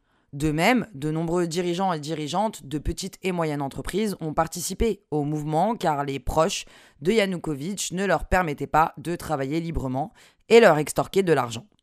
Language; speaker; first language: French; native; French